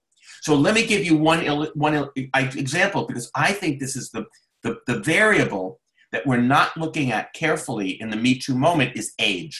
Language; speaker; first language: English; native; English